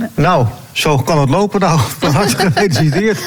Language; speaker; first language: Dutch; native; Dutch